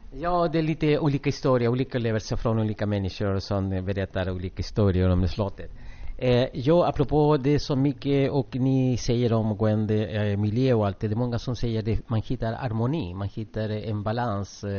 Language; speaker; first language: Swedish; non-native, fluent; Spanish